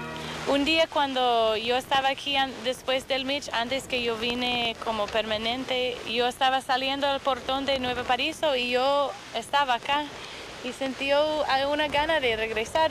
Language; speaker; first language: Spanish; non-native, fluent; English